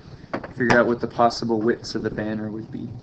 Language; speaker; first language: English; native; English